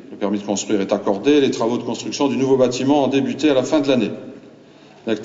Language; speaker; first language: French; native; French